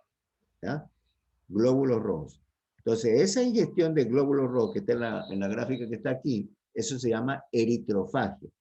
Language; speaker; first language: Spanish; native; Spanish